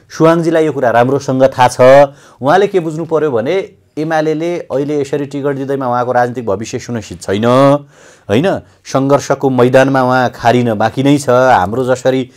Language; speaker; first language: Nepali; native; Nepali